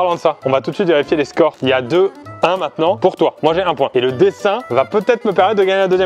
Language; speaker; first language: French; native; French